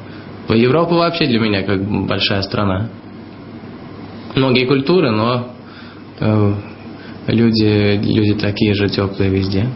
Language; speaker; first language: Russian; early bilingual, heritage; Russian